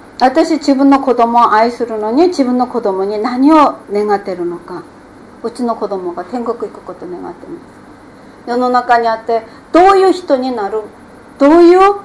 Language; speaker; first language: Japanese; non-native, fluent; Korean